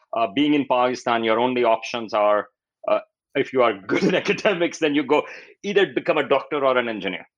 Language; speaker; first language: English; non-native, local second language; Urdu